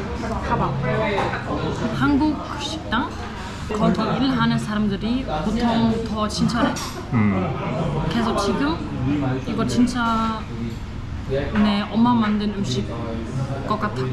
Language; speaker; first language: Korean; non-native, fluent; German